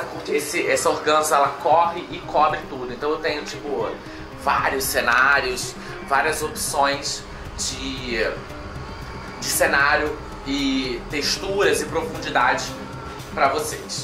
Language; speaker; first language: Portuguese; native; Portuguese